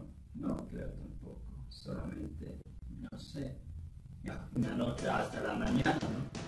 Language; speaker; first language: Spanish; non-native, learner; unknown